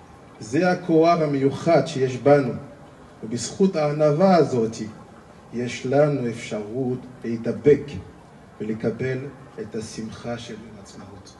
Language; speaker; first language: Hebrew; non-native, learner; French